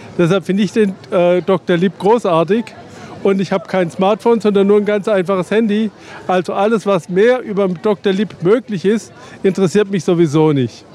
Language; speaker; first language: German; native; German